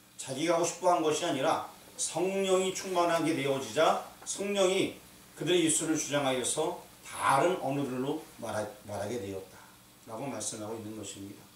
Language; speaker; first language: Korean; native; Korean